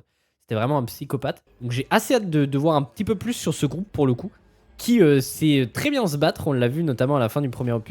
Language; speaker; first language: French; native; French